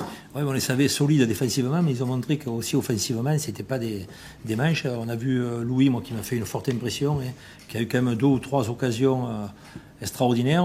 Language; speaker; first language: French; native; French